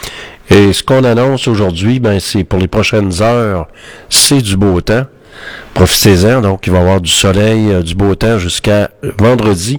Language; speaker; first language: French; native; French